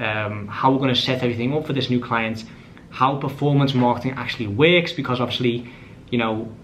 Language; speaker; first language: English; native; English